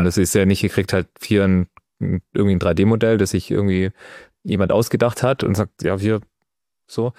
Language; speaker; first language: German; native; German